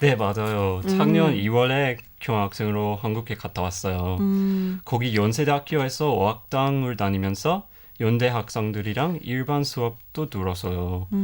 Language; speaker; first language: Korean; non-native, fluent; English